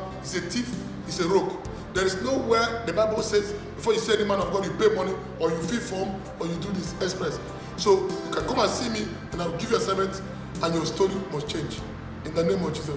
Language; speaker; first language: English; non-native, local second language; Igbo